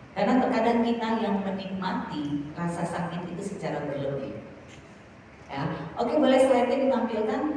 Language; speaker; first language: Indonesian; native; Indonesian